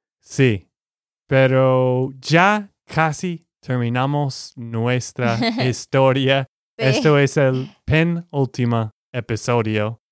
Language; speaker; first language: Spanish; non-native, learner; English